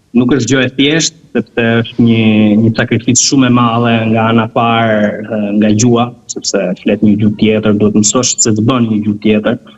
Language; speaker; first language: Albanian; native; Albanian